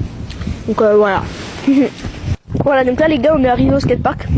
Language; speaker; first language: French; native; French